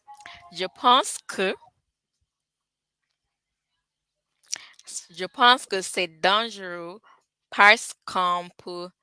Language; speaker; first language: French; non-native, learner; English